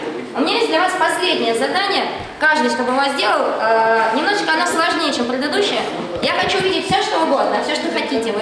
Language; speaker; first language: Russian; native; Russian